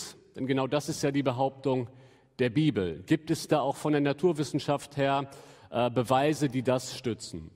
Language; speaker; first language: German; native; German